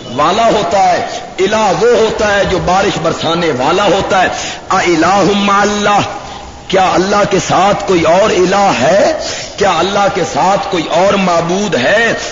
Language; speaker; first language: Urdu; non-native, local second language; Punjabi